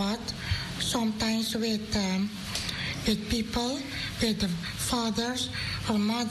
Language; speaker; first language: English; non-native, learner; Dutch